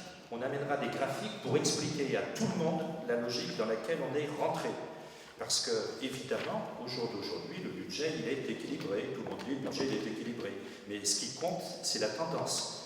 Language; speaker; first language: French; native; French